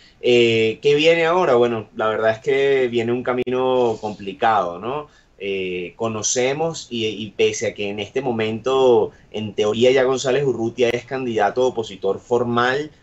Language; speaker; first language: Spanish; native; Spanish